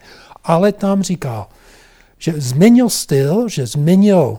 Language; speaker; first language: Czech; non-native, fluent; English